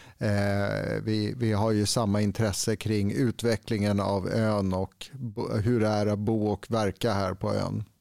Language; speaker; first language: Swedish; native; Swedish